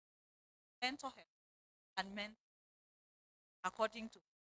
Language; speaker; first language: English; non-native, local second language; Swahili